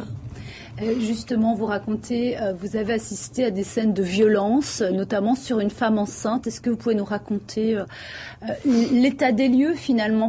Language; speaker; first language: French; native; French